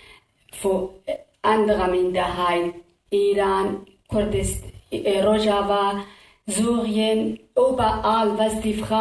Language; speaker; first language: German; non-native, learner; Kurdish